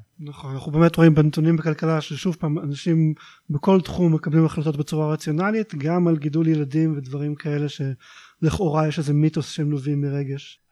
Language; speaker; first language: Hebrew; native; Hebrew